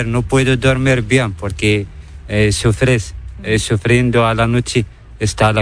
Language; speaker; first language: Spanish; non-native, learner; Arabic